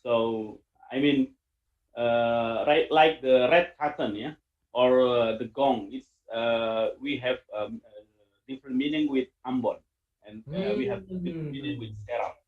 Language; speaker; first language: English; non-native, learner; Indonesian